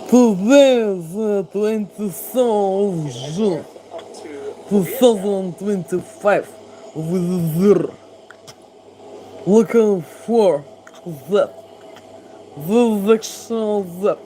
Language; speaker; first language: English; non-native, learner; Russian